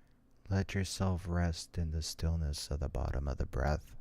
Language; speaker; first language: English; native; English